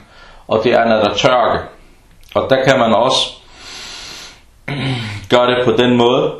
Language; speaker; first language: Danish; early bilingual, other home language; Arabic